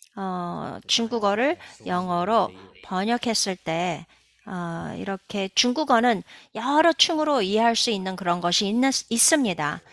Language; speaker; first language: Korean; native; Korean